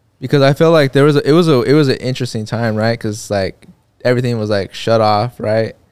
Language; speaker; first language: English; native; English